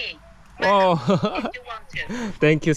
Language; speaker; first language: English; non-native, learner; Swedish